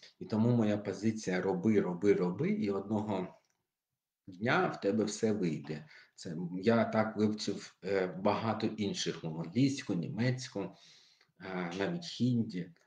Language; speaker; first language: Ukrainian; non-native, local second language; Russian